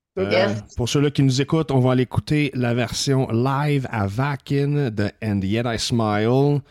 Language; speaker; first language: French; native; French